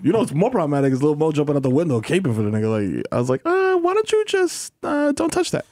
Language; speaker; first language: English; early bilingual, other home language; Spanish